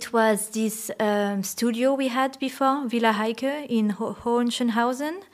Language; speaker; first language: English; non-native, fluent; French